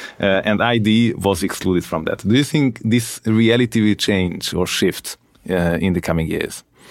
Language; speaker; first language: English; non-native, fluent; Hungarian